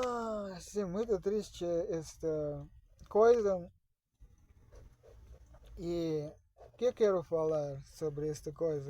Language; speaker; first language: Portuguese; non-native, learner; Russian